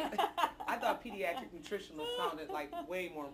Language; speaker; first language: English; native; English